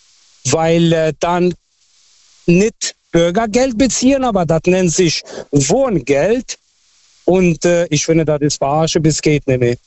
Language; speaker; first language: German; early bilingual, other home language; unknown